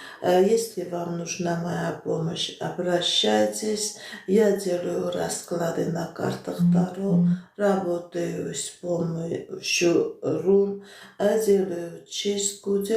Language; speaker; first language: Russian; non-native, fluent; Armenian